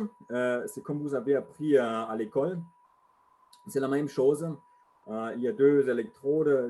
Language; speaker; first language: French; non-native, learner; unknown